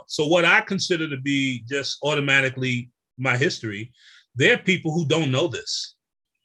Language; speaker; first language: English; native; English